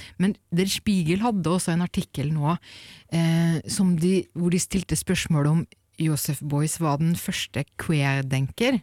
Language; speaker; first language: Norwegian; native; Norwegian